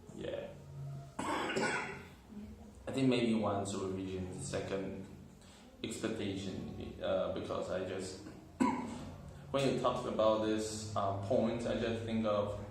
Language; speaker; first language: English; non-native, learner; Chinese